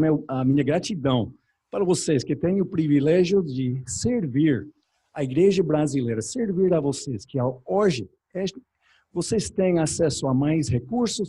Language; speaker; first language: Portuguese; non-native, learner; English